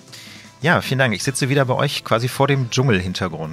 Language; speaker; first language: German; native; German